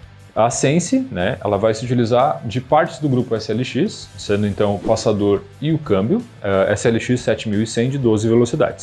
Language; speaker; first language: Portuguese; native; Portuguese